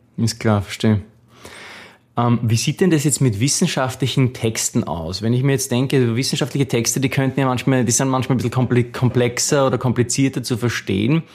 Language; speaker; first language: German; native; German